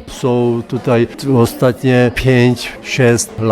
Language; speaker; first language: Polish; non-native, learner; Czech